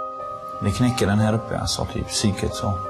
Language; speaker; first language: Swedish; non-native, local second language; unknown